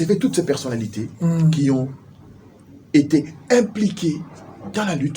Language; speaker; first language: French; non-native, local second language; Lingala